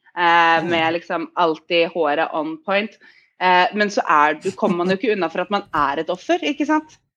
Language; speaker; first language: Norwegian; native; Norwegian